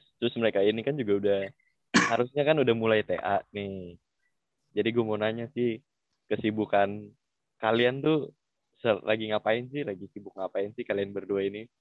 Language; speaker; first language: Indonesian; native; Indonesian